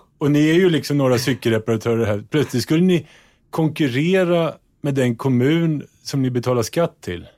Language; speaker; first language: Swedish; native; Swedish